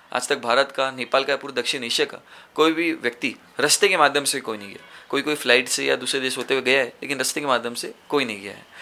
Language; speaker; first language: Hindi; native; Hindi